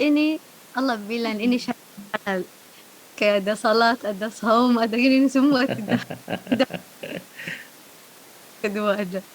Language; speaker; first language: Indonesian; non-native, learner; Arabic